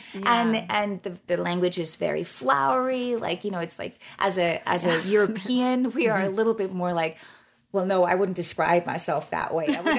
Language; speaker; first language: English; non-native, fluent; German